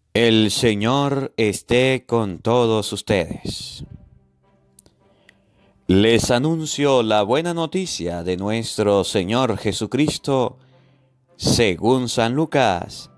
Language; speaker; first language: Spanish; native; Spanish